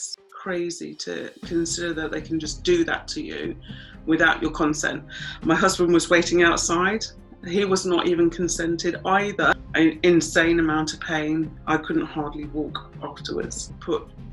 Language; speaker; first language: English; native; English